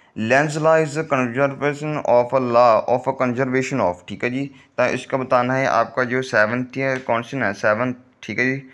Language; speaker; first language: Hindi; non-native, local second language; Punjabi